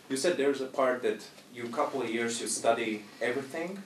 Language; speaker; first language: English; non-native, fluent; Latvian